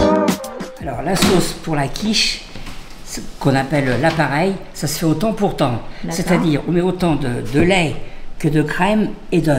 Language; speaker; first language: French; native; French